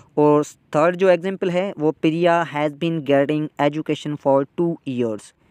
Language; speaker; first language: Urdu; non-native, local second language; Sindhi